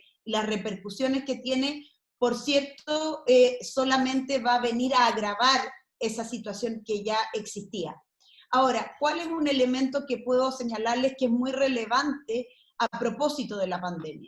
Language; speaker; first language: Spanish; native; Spanish